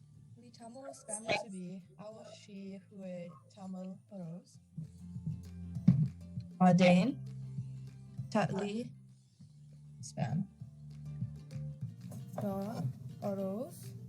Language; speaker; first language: Arabic; non-native, learner; English